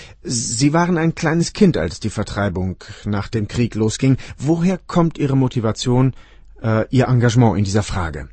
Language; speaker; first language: German; native; German